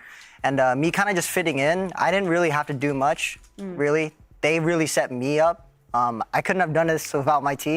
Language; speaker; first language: English; native; English